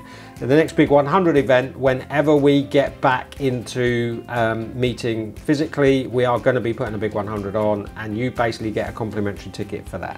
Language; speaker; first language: English; native; English